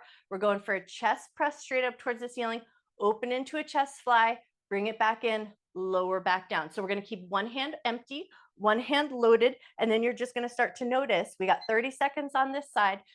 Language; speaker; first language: English; native; English